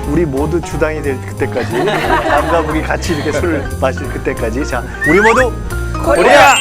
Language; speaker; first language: Korean; native; Korean